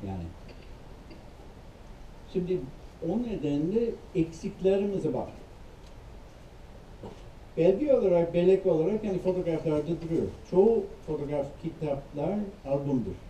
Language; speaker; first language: Turkish; non-native, fluent; English